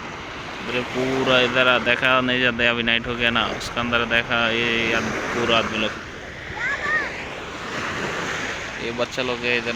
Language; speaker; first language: Hindi; non-native, learner; Bangla